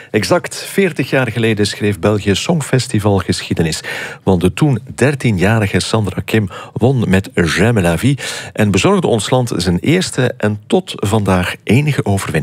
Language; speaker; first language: Dutch; native; Dutch